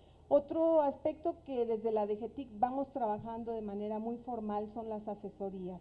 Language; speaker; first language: Spanish; native; Spanish